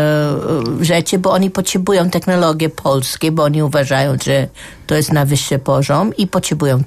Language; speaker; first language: Polish; non-native, fluent; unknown